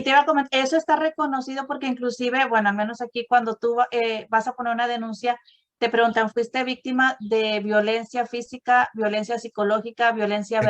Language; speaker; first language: Spanish; native; Spanish